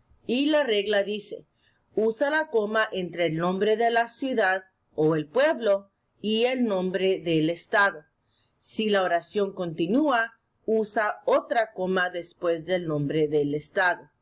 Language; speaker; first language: Spanish; early bilingual, heritage; Spanish